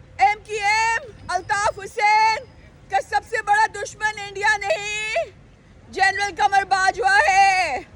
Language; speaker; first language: Urdu; native; Urdu